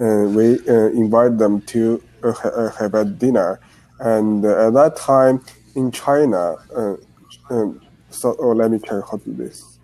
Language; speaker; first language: English; non-native, learner; Chinese